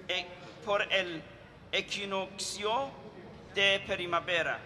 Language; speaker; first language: Spanish; non-native, fluent; Persian